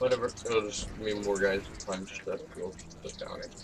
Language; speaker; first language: English; native; English